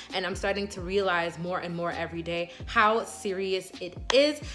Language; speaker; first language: English; native; English